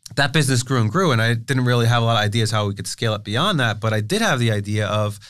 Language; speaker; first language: English; native; English